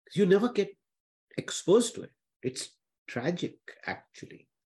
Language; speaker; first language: English; non-native, local second language; Hindi